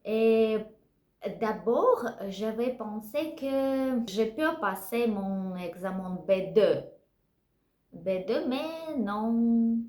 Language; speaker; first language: French; non-native, learner; Russian